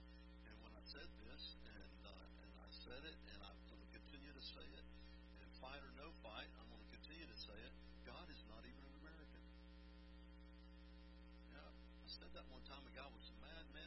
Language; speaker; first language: English; native; English